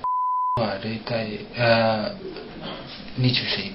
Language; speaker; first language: Japanese; non-native, learner; Indonesian